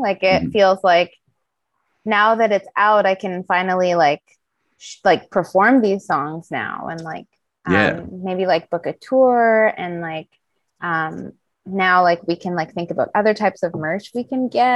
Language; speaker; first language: English; native; English